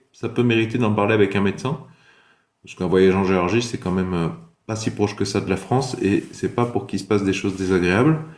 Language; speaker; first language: French; native; French